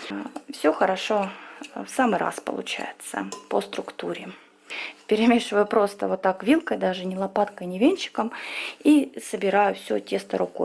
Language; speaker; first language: Russian; native; Russian